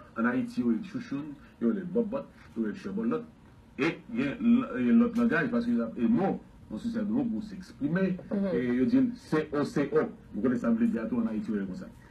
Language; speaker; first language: French; native; French